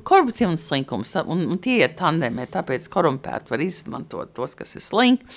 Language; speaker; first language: Latvian; early bilingual, heritage; Latvian